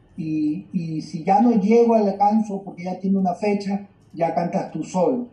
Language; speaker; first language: Spanish; native; Spanish